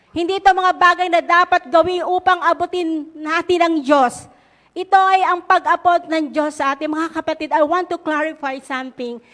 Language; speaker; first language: Filipino; native; Filipino